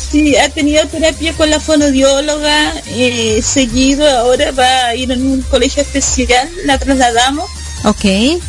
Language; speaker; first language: Spanish; native; Spanish